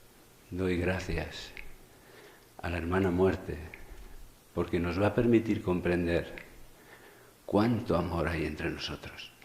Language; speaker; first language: Spanish; native; Spanish